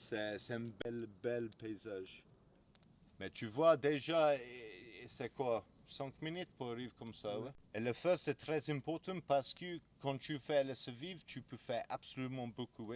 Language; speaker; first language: French; non-native, learner; English